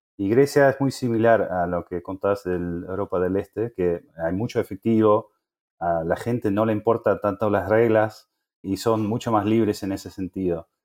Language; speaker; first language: Spanish; non-native, fluent; Dutch